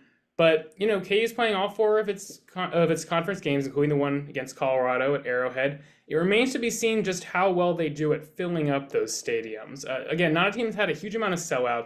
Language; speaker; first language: English; native; English